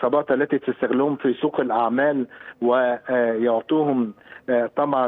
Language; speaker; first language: Arabic; native; Arabic